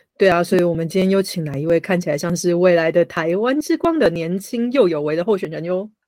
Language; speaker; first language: Chinese; native; Chinese